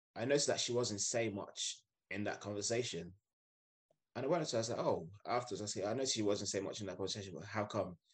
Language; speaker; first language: English; non-native, local second language; Yoruba